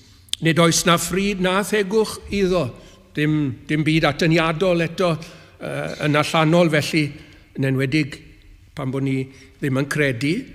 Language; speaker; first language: Welsh; native; Welsh